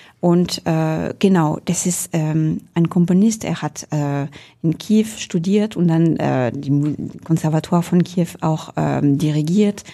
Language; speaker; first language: German; non-native, fluent; French